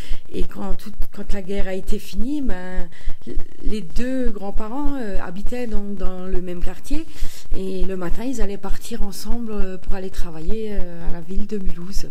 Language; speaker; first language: French; native; French